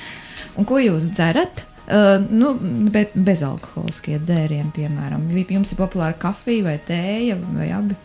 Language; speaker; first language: Latvian; native; Latvian